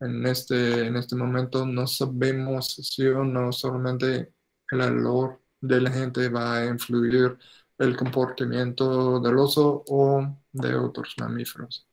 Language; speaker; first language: Spanish; non-native, fluent; English